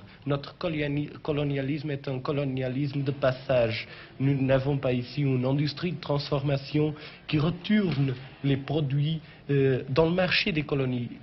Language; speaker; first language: French; non-native, fluent; Portuguese